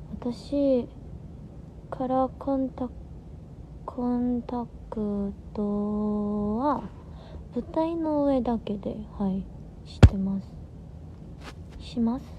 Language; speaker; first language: Japanese; non-native, learner; Korean